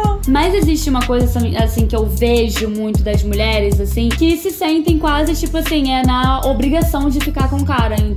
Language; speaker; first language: Portuguese; native; Portuguese